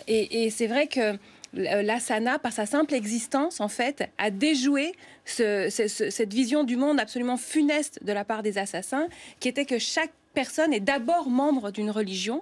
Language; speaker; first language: French; native; French